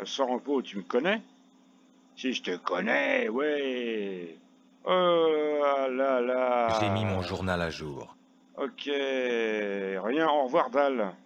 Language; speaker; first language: French; native; French